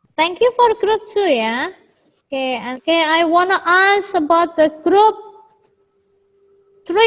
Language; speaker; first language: English; non-native, fluent; Indonesian